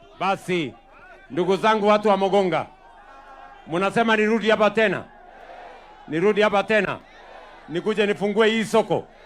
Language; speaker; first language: Swahili; non-native, local second language; Kalenjin